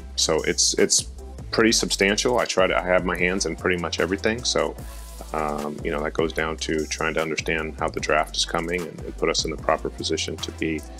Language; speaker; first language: English; native; English